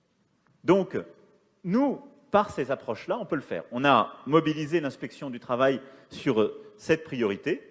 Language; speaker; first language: French; native; French